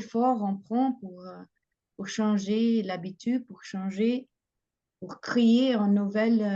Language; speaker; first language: French; non-native, fluent; Portuguese